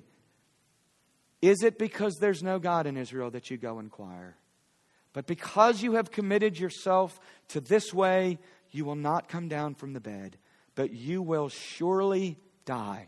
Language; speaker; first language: English; native; English